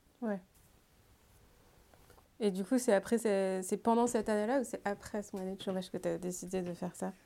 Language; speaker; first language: French; native; French